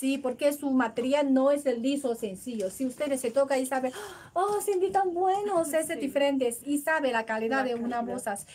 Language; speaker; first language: Spanish; non-native, learner; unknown